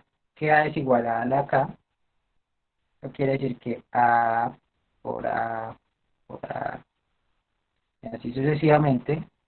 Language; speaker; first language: Spanish; native; Spanish